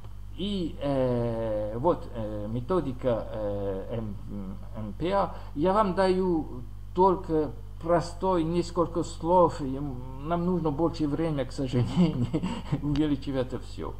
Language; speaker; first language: Russian; non-native, learner; French